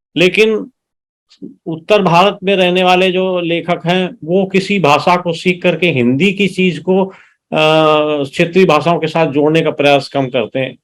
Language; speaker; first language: Hindi; native; Hindi